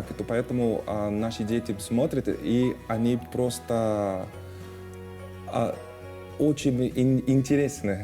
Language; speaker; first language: Russian; non-native, fluent; Portuguese